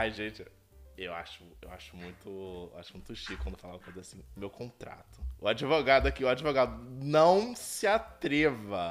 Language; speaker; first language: Portuguese; native; Portuguese